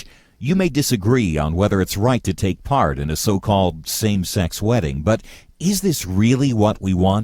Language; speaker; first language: English; native; English